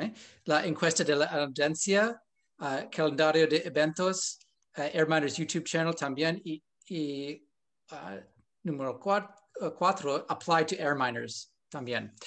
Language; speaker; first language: Spanish; non-native, learner; English